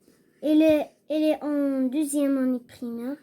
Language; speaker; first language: French; non-native, learner; Arabic